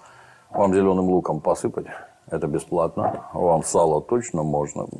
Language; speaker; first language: Russian; native; Russian